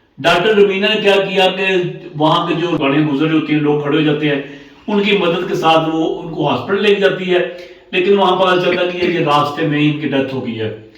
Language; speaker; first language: Urdu; non-native, local second language; Punjabi